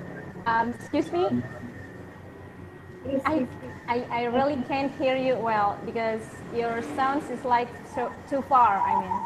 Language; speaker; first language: English; non-native, learner; Indonesian